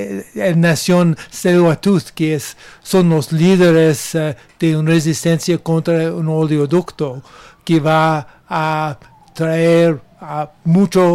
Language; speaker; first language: Spanish; non-native, learner; English